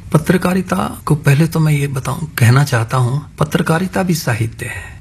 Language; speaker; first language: Hindi; non-native, local second language; Punjabi